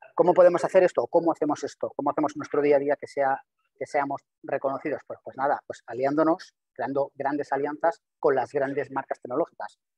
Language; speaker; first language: Spanish; non-native, local second language; Catalan